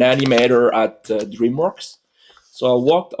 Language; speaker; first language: English; non-native, fluent; French